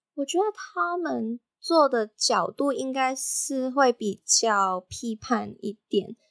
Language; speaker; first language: Chinese; non-native, local second language; Cantonese